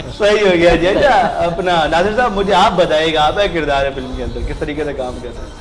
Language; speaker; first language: Urdu; native; Urdu